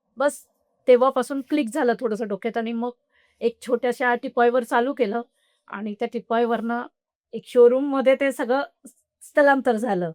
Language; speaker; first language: Marathi; non-native, local second language; Marwari